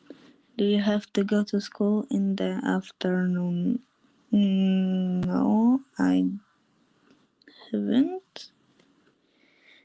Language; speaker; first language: English; non-native, learner; Polish